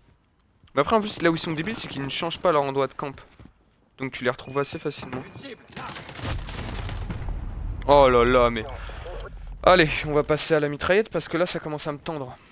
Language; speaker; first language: French; native; French